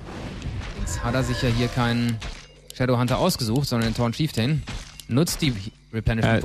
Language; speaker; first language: German; native; German